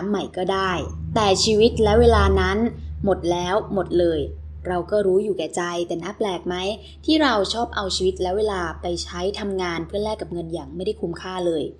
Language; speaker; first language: Thai; native; Thai